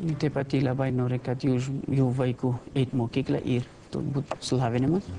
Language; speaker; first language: Lithuanian; non-native, learner; Persian